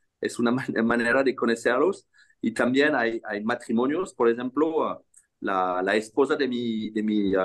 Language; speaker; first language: Spanish; non-native, fluent; French